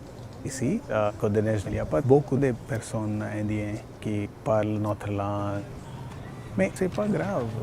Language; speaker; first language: French; non-native, learner; Tamil